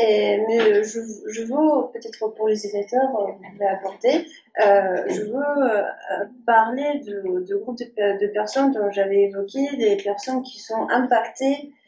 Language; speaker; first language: French; non-native, fluent; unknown